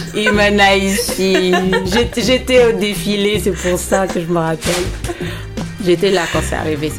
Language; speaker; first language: French; non-native, local second language; Lingala